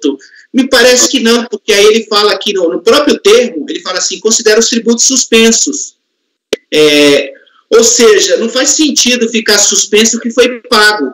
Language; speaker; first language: Portuguese; native; Portuguese